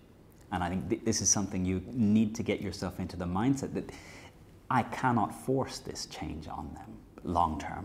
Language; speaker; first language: English; native; English